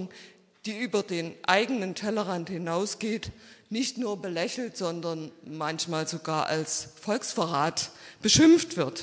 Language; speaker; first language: German; native; German